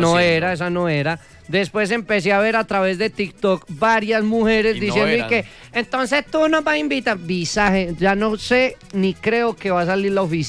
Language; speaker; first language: Spanish; native; Spanish